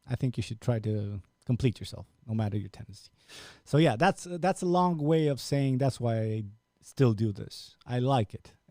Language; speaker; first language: English; non-native, fluent; Romanian